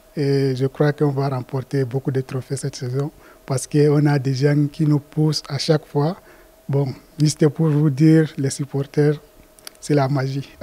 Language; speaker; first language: French; non-native, local second language; Fula